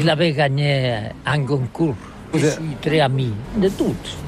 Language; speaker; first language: French; non-native, learner; Catalan